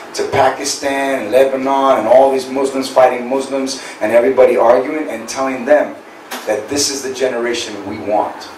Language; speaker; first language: English; native; English